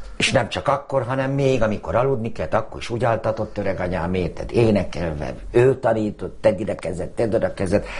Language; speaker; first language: Hungarian; native; Hungarian